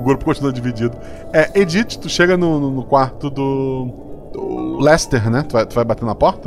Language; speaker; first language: Portuguese; native; Portuguese